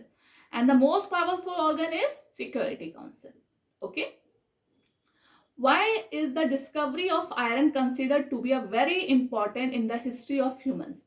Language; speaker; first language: English; non-native, local second language; Hindi